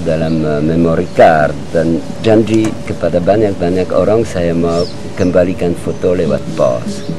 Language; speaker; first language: Indonesian; non-native, learner; French